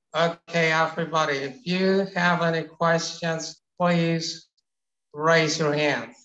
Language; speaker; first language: English; non-native, fluent; Indonesian